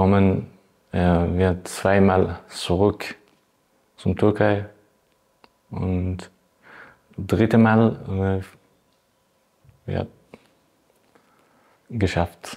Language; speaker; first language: German; non-native, learner; Persian